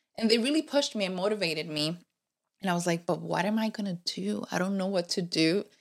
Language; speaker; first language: English; non-native, fluent; Spanish